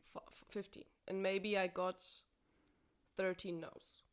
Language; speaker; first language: English; non-native, fluent; German